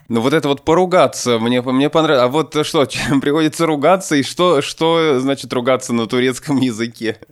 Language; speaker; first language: Russian; native; Russian